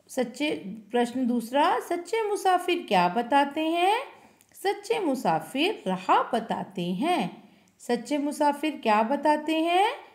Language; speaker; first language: Hindi; non-native, local second language; Kannada